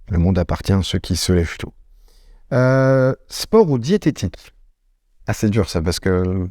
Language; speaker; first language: French; native; French